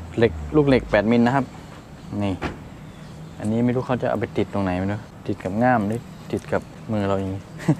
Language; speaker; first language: Thai; native; Thai